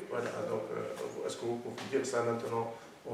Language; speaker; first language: French; non-native, local second language; Arabic